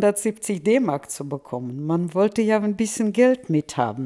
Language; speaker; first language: German; early bilingual, heritage; Russian